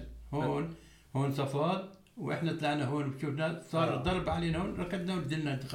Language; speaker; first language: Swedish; non-native, learner; Arabic